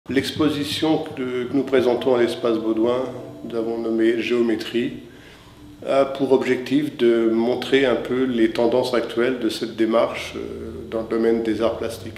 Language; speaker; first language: French; native; French